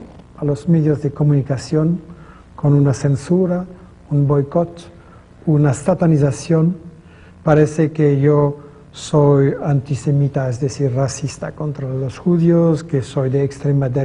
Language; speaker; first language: Spanish; non-native, fluent; French